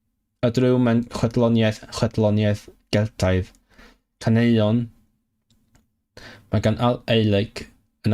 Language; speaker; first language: Welsh; non-native, fluent; Cantonese